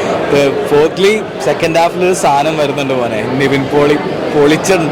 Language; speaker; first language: Malayalam; native; Malayalam